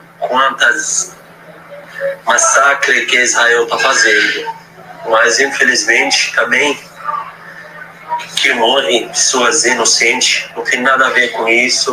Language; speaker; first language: Portuguese; non-native, fluent; Arabic